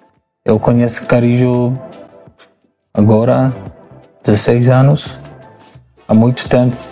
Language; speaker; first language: Portuguese; non-native, learner; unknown